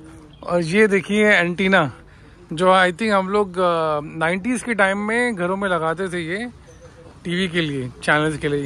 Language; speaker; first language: Hindi; native; Hindi